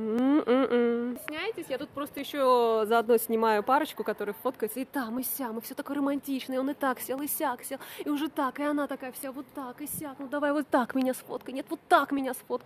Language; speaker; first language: Russian; native; Russian